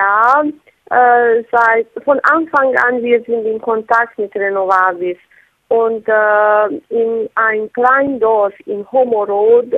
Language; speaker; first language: German; non-native, learner; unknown